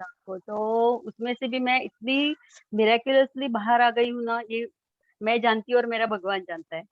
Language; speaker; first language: Hindi; non-native, local second language; Marathi